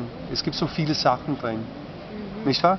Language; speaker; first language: German; non-native, fluent; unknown